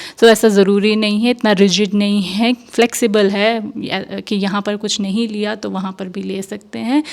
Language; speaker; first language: Hindi; native; Hindi